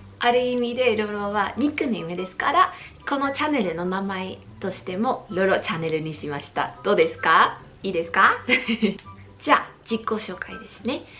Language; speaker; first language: Japanese; non-native, fluent; Dutch